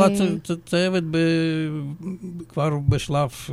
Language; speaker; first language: Hebrew; non-native, fluent; Russian